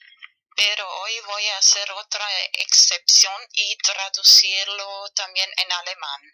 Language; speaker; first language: Spanish; non-native, fluent; German